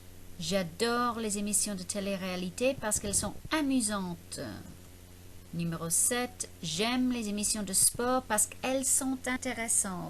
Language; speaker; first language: French; non-native, fluent; English